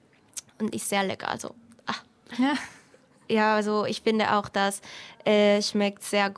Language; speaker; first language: German; non-native, fluent; Spanish